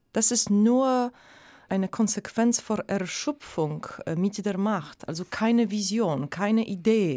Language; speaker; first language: German; non-native, fluent; Polish